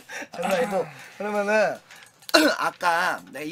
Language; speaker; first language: Korean; native; Korean